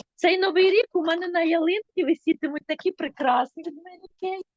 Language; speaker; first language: Ukrainian; non-native, local second language; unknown